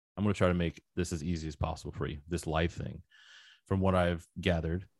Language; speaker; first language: English; native; English